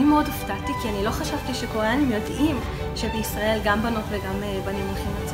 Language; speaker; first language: Hebrew; native; Hebrew